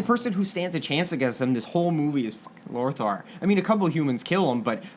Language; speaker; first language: English; native; English